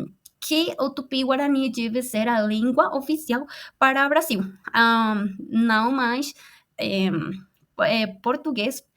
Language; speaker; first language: Portuguese; non-native, fluent; Spanish